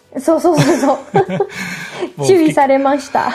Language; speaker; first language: Japanese; non-native, learner; Portuguese